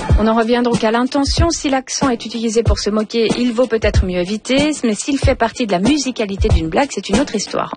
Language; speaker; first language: French; native; French